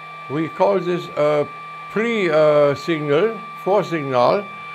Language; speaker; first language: English; non-native, learner; German